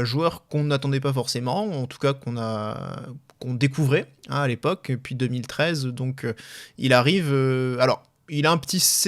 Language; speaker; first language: French; native; French